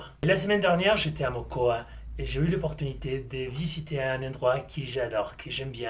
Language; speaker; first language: French; non-native, fluent; Spanish